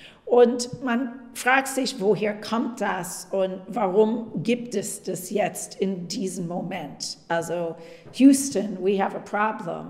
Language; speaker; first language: German; non-native, fluent; English